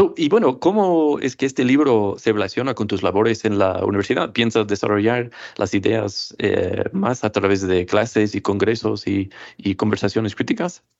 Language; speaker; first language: Spanish; non-native, fluent; English